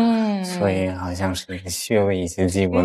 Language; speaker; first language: Chinese; non-native, fluent; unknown